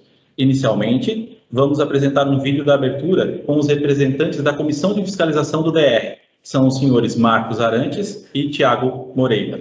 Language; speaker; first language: Portuguese; native; Portuguese